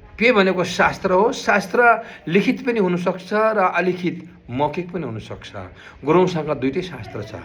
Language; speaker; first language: Nepali; non-native, local second language; Gurung